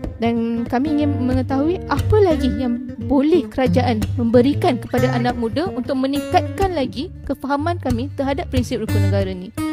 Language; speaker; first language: Malay; native; Malay